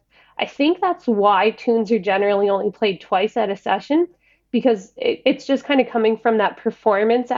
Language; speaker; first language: English; native; English